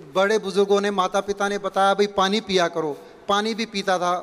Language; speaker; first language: Hindi; native; Hindi